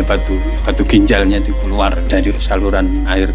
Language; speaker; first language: Indonesian; non-native, local second language; Javanese